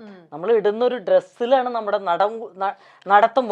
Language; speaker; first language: Malayalam; native; Malayalam